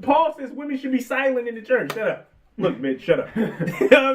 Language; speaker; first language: English; native; English